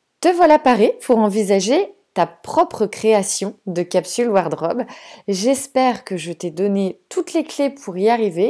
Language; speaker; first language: French; native; French